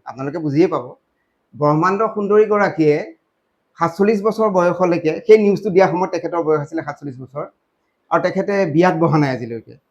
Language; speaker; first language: Assamese; native; Assamese